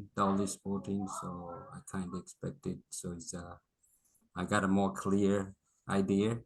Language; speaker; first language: English; non-native, local second language; Korean